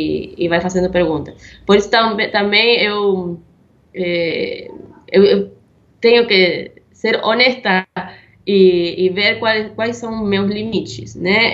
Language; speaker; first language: Portuguese; non-native, fluent; Spanish